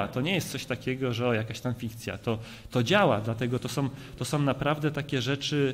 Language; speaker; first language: Polish; native; Polish